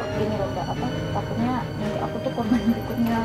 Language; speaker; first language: Indonesian; native; Indonesian